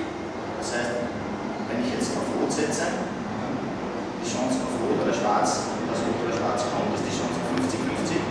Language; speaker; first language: German; native; German